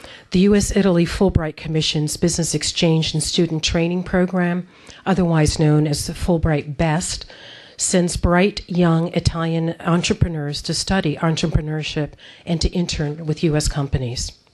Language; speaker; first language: English; native; English